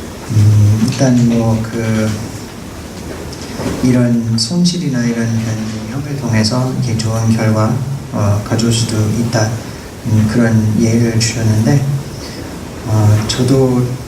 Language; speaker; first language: Korean; non-native, fluent; English